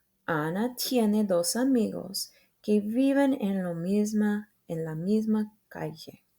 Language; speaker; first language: Spanish; non-native, fluent; English